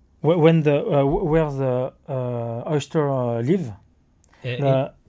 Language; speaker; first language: English; non-native, learner; French